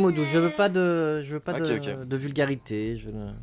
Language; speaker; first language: French; native; French